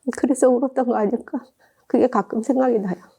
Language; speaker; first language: Korean; native; Korean